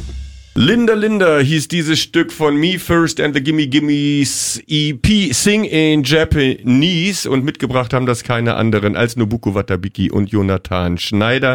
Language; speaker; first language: German; native; German